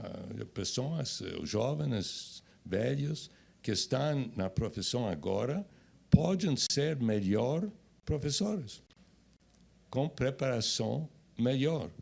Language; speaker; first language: Portuguese; non-native, fluent; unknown